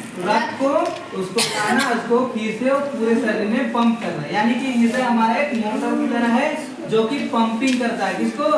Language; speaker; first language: Hindi; native; Hindi